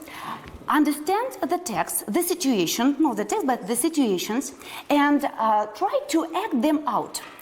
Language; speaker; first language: English; non-native, fluent; Russian